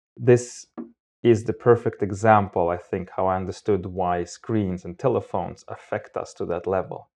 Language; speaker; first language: English; non-native, fluent; Romanian